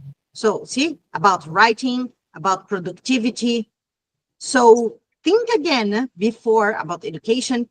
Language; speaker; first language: English; non-native, fluent; Portuguese